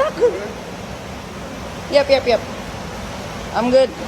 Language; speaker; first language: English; non-native, fluent; Indonesian